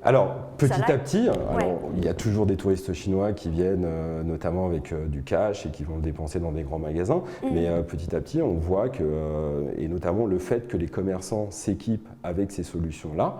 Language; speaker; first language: French; native; French